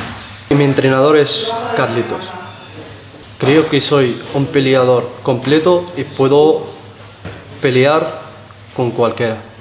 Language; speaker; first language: Spanish; non-native, learner; Arabic